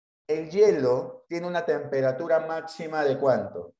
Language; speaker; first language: Spanish; native; Spanish